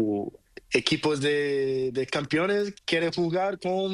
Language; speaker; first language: Spanish; non-native, learner; Portuguese